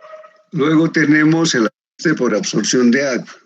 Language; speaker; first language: Spanish; native; Spanish